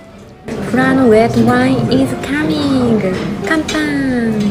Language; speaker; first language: English; non-native, learner; Japanese